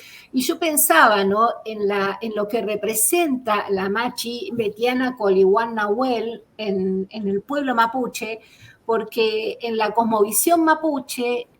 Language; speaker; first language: Spanish; native; Spanish